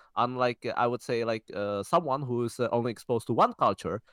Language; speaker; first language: English; early bilingual, heritage; Czech